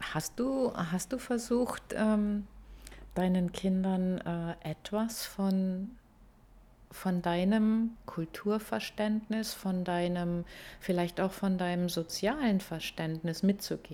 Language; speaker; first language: German; native; German